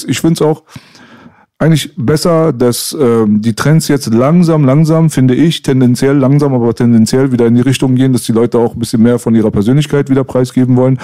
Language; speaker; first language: German; early bilingual, other home language; Persian